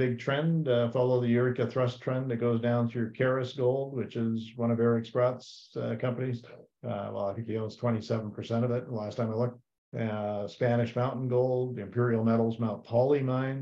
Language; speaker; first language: English; native; English